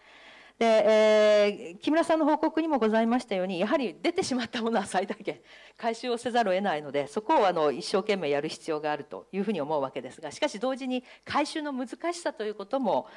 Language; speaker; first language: Japanese; native; Japanese